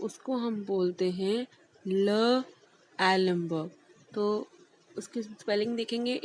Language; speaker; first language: Hindi; native; Hindi